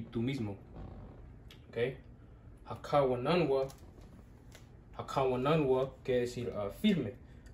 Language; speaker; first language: Spanish; non-native, learner; English